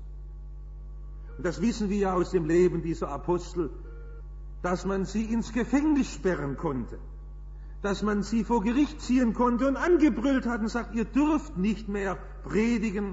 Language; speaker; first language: German; native; German